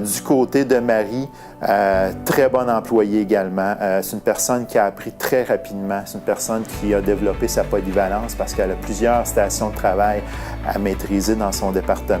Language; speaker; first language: French; native; French